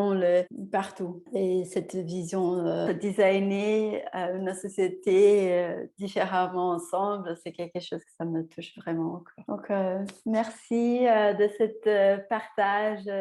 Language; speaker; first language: French; non-native, fluent; Portuguese